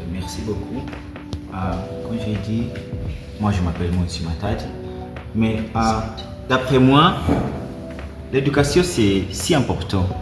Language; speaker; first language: French; non-native, learner; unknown